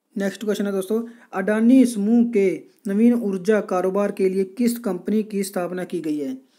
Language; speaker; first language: Hindi; non-native, local second language; Punjabi